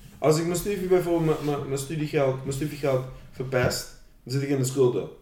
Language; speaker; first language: Dutch; non-native, local second language; Papiamento